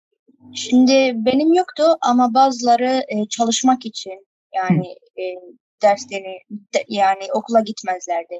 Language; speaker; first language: Turkish; early bilingual, other home language; Arabic